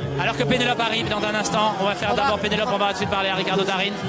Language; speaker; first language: French; native; French